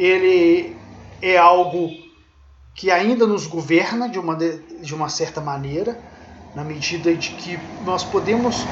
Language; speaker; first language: Portuguese; native; Portuguese